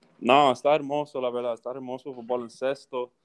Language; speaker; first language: Spanish; early bilingual, heritage; English